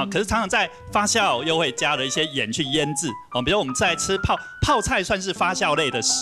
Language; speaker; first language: Chinese; native; Chinese